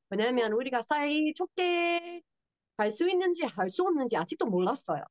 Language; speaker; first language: Korean; non-native, learner; English